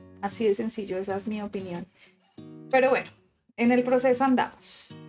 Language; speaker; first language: Spanish; native; Spanish